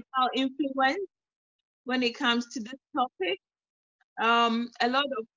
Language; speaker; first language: English; non-native, local second language; Akan